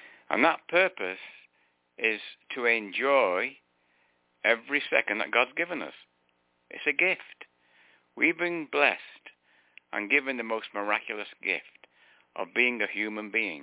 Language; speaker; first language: English; native; English